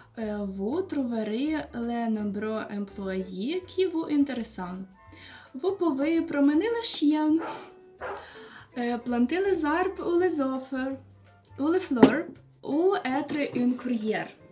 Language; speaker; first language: French; non-native, learner; Ukrainian